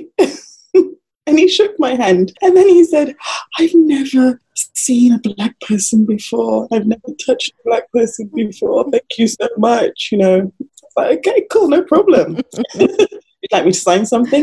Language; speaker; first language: English; native; English